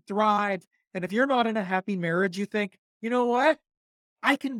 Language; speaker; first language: English; native; English